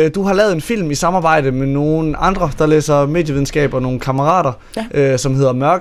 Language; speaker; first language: Danish; native; Danish